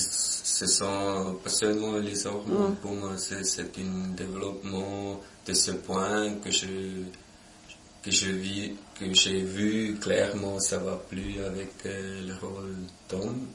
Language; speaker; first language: French; non-native, local second language; German